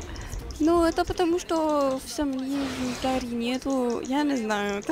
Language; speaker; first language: Russian; non-native, learner; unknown